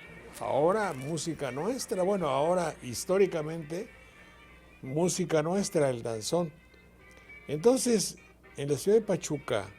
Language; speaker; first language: Spanish; native; Spanish